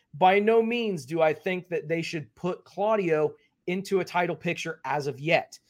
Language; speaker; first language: English; native; English